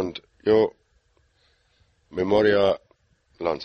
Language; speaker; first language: Spanish; non-native, learner; German